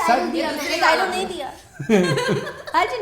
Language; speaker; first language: Hindi; non-native, learner; English